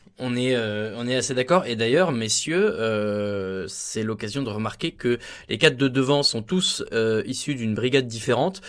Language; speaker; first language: French; native; French